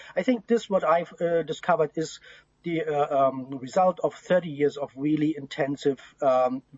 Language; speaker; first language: English; non-native, fluent; German